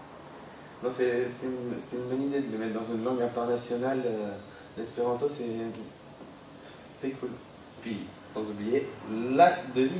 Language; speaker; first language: French; native; French